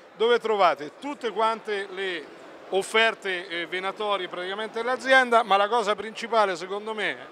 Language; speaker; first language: Italian; native; Italian